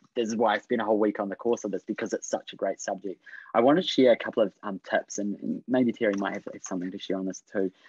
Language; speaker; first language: English; native; English